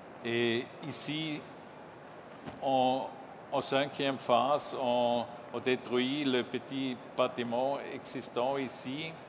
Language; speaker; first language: French; non-native, learner; German